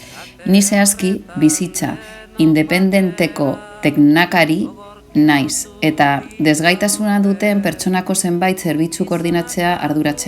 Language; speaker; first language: Basque; non-native, local second language; Spanish